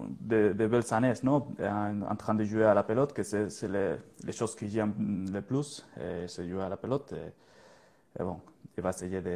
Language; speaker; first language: French; non-native, learner; Spanish